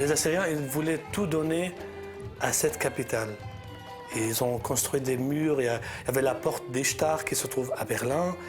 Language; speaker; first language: French; non-native, fluent; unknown